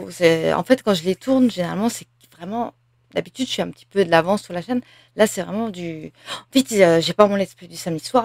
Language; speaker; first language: French; native; French